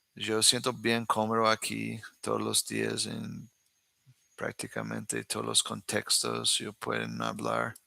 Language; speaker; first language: Spanish; non-native, learner; English